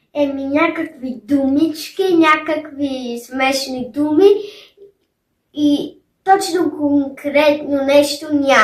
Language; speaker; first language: Bulgarian; early bilingual, heritage; German